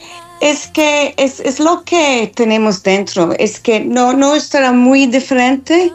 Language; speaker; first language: Spanish; non-native, fluent; English